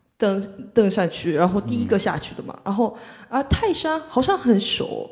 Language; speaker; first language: Chinese; non-native, fluent; Korean